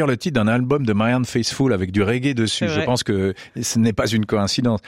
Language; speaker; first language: French; native; French